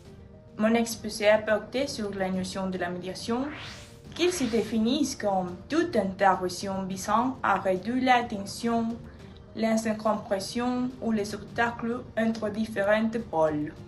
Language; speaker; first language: French; non-native, learner; Spanish